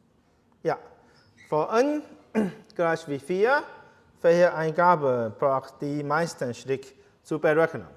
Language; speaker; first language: German; non-native, learner; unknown